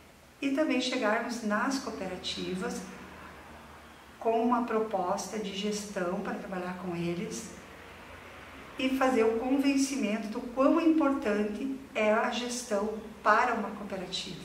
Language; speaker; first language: Portuguese; native; Portuguese